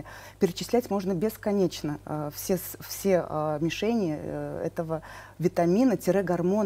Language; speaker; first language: Russian; native; Russian